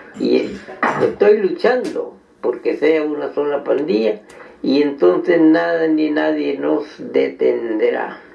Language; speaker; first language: Spanish; native; Spanish